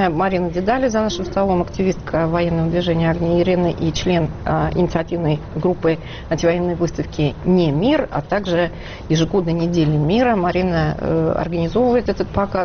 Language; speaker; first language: Russian; native; Russian